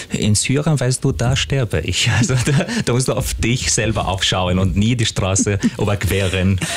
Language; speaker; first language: German; non-native, fluent; Arabic